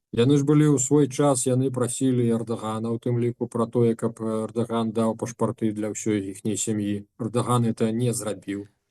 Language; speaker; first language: Belarusian; non-native, local second language; Russian